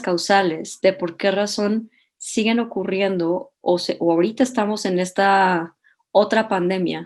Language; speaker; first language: Spanish; native; Spanish